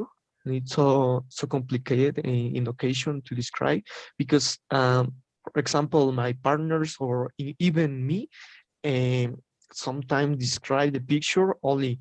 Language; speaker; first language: English; non-native, learner; Spanish